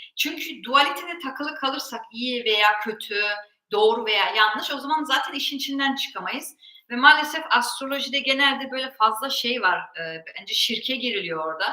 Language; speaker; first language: Turkish; early bilingual, heritage; Turkish